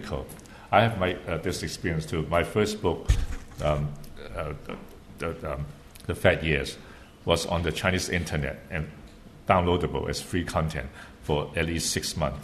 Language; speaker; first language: English; non-native, local second language; Cantonese